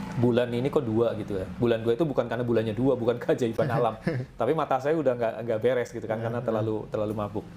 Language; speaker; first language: Indonesian; non-native, local second language; Javanese